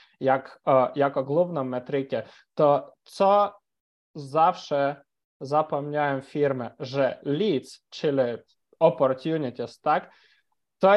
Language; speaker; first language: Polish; non-native, fluent; Ukrainian